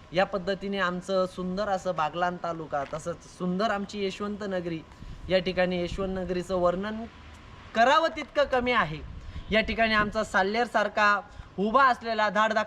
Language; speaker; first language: Marathi; non-native, local second language; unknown